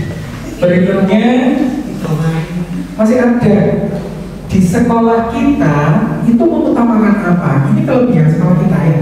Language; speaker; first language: Indonesian; native; Indonesian